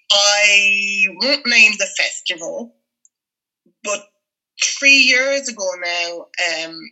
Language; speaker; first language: English; non-native, fluent; French